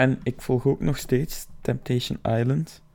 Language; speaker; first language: Dutch; native; Dutch